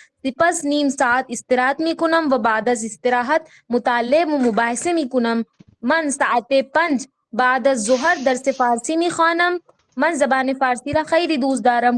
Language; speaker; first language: Persian; non-native, learner; Urdu